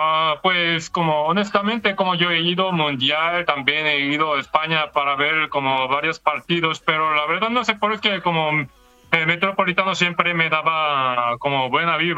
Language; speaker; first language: Spanish; non-native, fluent; Korean